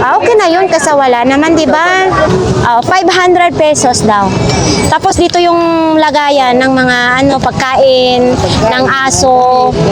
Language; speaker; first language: Filipino; non-native, local second language; Cebuano